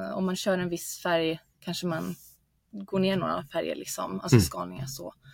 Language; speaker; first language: Swedish; non-native, fluent; German